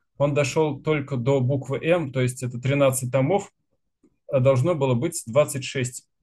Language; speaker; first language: Russian; native; Russian